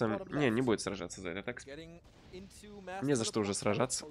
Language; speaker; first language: Russian; native; Russian